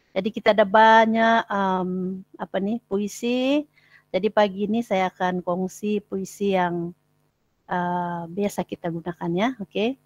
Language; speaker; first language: Malay; non-native, local second language; Central Dusun